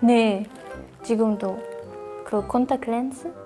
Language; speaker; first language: Korean; non-native, learner; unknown